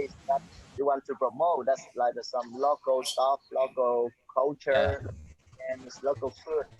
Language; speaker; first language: English; non-native, fluent; Vietnamese